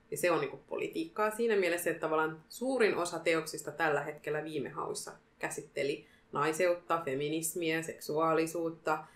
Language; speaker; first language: Finnish; early bilingual, other home language; Arabic